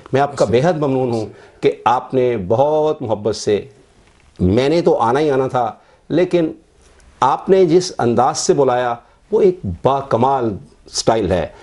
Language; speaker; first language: Urdu; non-native, local second language; Punjabi